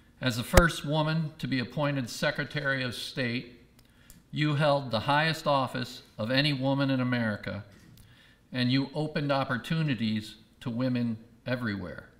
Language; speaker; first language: English; native; English